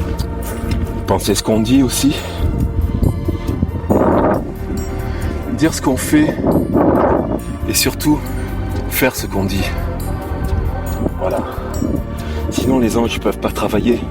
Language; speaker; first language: French; native; French